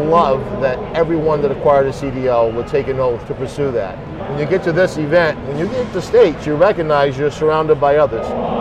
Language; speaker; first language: English; native; English